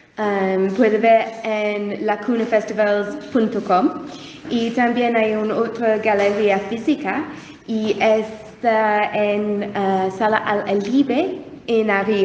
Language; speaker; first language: Spanish; non-native, learner; English